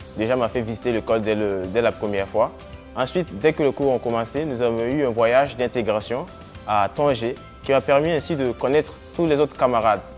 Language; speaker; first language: French; non-native, local second language; Mossi